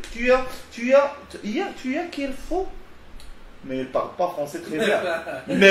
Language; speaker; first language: French; non-native, local second language; Arabic